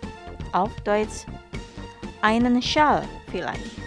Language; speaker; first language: German; non-native, fluent; Indonesian